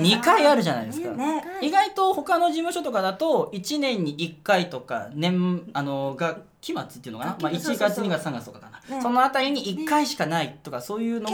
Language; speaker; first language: Japanese; native; Japanese